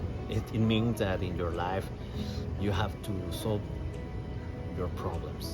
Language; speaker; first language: English; non-native, learner; Spanish